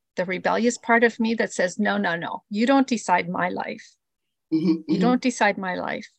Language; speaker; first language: English; early bilingual, other home language; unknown